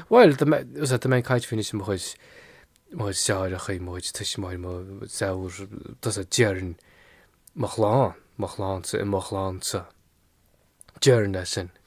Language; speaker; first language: Irish; non-native, local second language; English